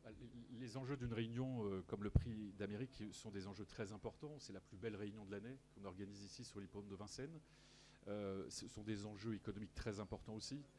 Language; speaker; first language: French; native; French